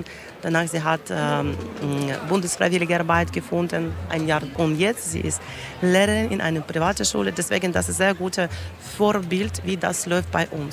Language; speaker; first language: German; non-native, learner; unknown